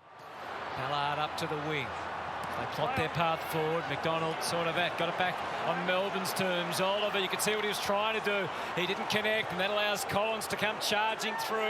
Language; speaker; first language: English; native; English